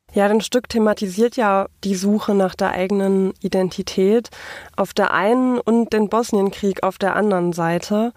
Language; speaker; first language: German; native; German